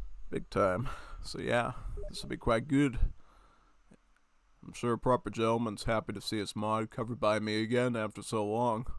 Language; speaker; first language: English; native; English